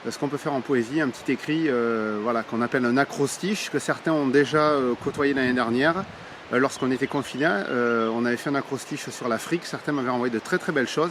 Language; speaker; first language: French; native; French